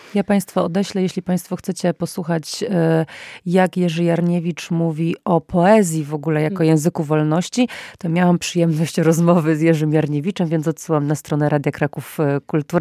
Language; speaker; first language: Polish; native; Polish